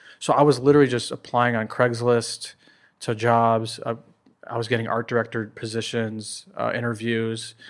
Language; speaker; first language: English; native; English